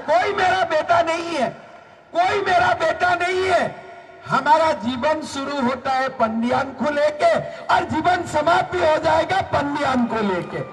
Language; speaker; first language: Hindi; non-native, local second language; Assamese